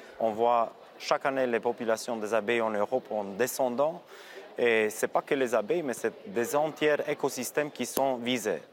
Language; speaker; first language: French; non-native, fluent; Romanian